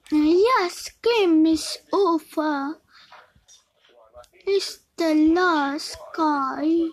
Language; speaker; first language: English; non-native, learner; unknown